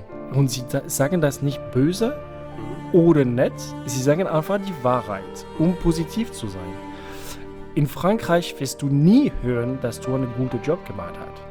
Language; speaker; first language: German; non-native, fluent; French